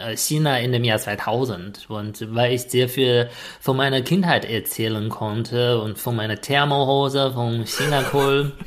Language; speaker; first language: German; non-native, fluent; Chinese